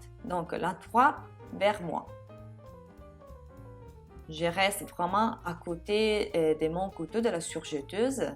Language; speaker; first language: French; non-native, fluent; Italian